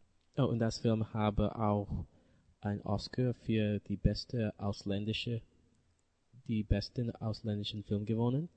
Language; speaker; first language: German; non-native, learner; English